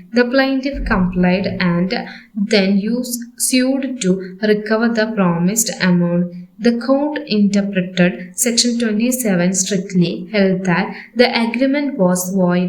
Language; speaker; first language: English; non-native, local second language; Malayalam